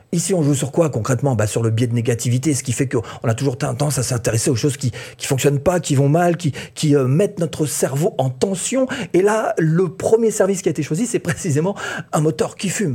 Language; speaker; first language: French; native; French